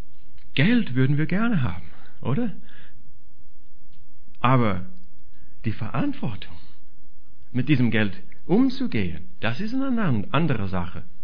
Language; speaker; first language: German; non-native, fluent; English